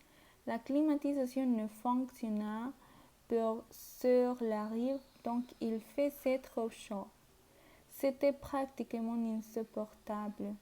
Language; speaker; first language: French; non-native, learner; Spanish